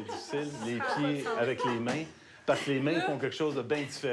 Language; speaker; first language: French; native; French